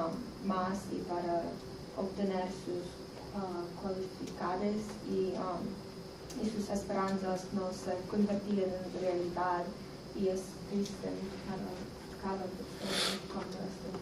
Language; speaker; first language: Spanish; non-native, learner; English